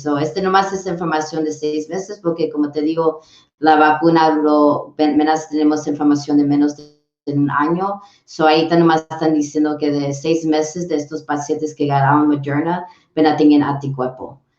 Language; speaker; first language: Spanish; early bilingual, heritage; English